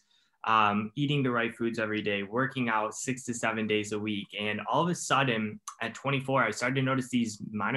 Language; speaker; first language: English; native; English